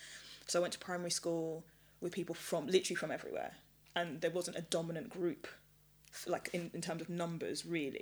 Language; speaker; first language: English; early bilingual, other home language; Yoruba